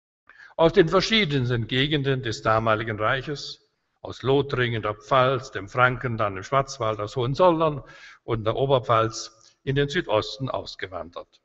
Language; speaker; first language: German; native; German